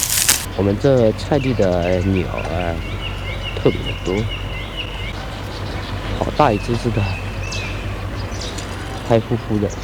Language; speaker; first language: Chinese; native; Chinese